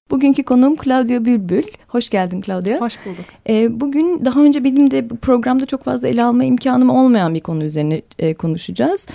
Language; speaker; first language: Turkish; native; Turkish